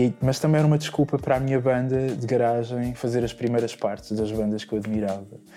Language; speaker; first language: Portuguese; native; Portuguese